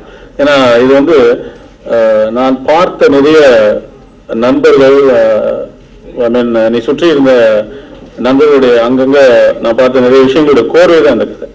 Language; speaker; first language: Tamil; native; Tamil